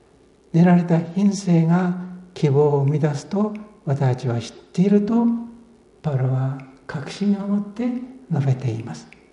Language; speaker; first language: Japanese; native; Japanese